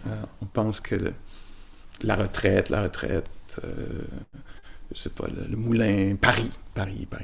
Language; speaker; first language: French; native; French